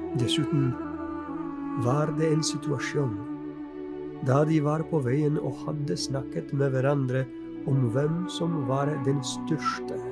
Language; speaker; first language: Norwegian; non-native, fluent; Polish